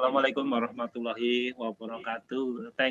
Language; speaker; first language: Indonesian; native; Indonesian